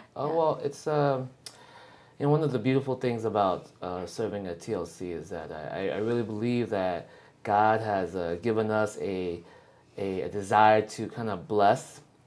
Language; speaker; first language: English; early bilingual, other home language; Vietnamese